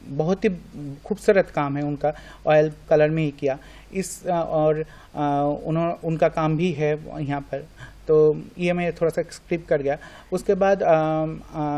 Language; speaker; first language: Hindi; non-native, local second language; Bangla